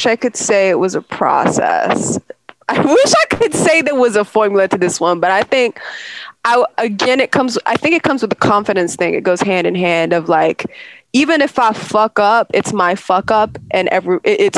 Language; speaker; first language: English; native; English